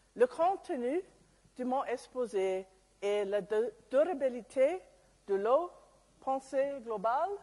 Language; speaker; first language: French; non-native, learner; English